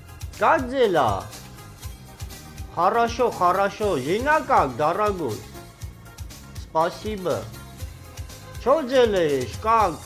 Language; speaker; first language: Russian; non-native, learner; Armenian